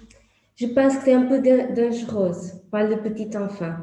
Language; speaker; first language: French; non-native, learner; Portuguese